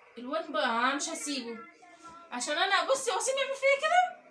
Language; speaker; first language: Arabic; native; Arabic